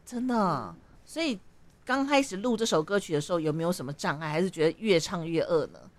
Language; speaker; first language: Chinese; native; Chinese